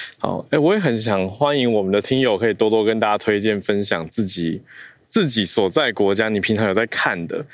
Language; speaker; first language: Chinese; native; Chinese